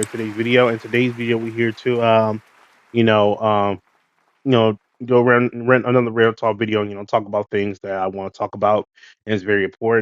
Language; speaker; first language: English; native; English